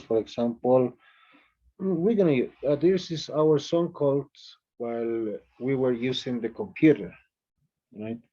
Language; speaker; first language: English; non-native, fluent; Spanish